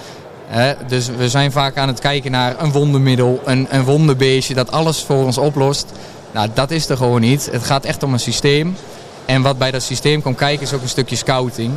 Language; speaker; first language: Dutch; native; Dutch